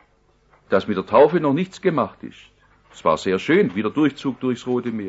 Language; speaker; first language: German; native; German